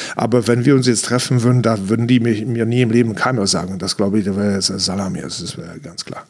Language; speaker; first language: German; non-native, fluent; Czech